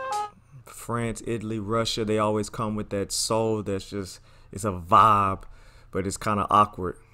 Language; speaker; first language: English; native; English